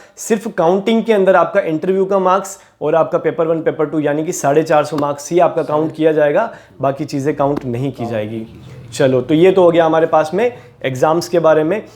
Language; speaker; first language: Hindi; native; Hindi